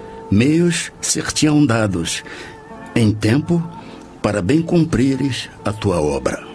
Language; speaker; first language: Portuguese; native; Portuguese